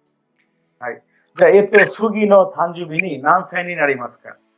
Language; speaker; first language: Japanese; non-native, fluent; Bangla